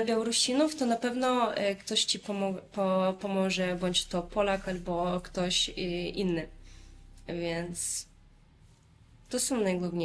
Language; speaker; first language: Polish; non-native, fluent; Russian